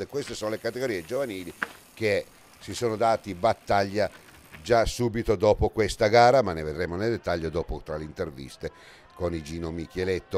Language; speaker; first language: Italian; native; Italian